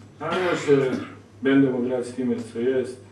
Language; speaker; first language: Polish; non-native, learner; Serbian